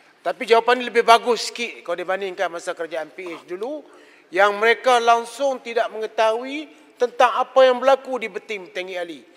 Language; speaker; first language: Malay; native; Malay